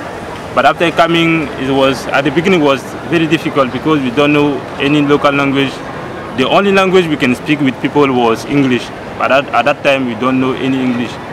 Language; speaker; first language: English; non-native, learner; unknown